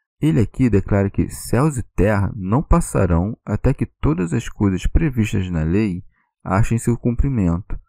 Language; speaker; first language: Portuguese; native; Portuguese